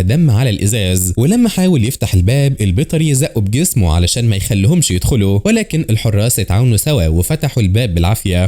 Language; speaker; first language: Arabic; native; Arabic